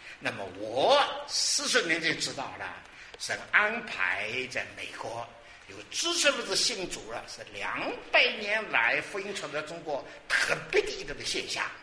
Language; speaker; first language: Chinese; non-native, local second language; Wu Chinese